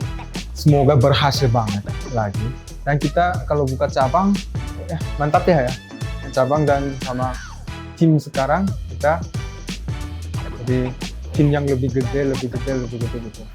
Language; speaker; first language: Indonesian; early bilingual, other home language; Korean